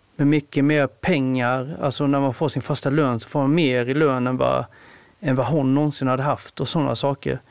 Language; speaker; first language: Swedish; native; Swedish